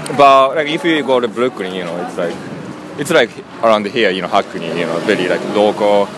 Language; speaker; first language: English; non-native, learner; Japanese